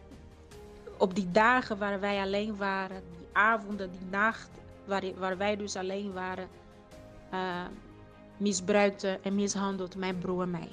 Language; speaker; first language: Dutch; non-native, fluent; Portuguese